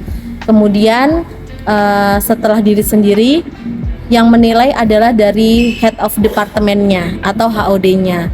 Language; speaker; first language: Indonesian; native; Indonesian